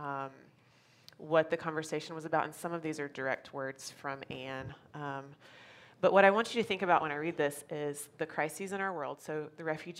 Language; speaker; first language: English; native; English